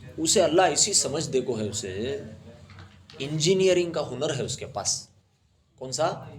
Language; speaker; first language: Urdu; native; Urdu